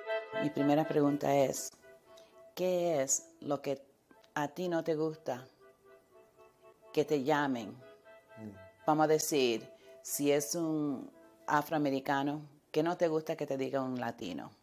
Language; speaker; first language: Spanish; early bilingual, heritage; Spanish